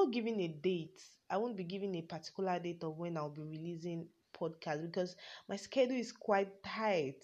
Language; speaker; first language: English; non-native, local second language; Yoruba